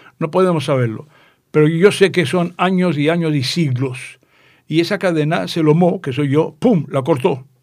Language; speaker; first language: Spanish; native; Spanish